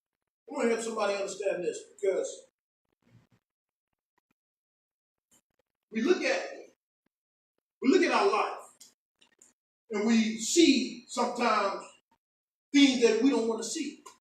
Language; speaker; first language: English; native; English